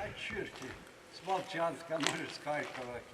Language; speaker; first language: Russian; native; Russian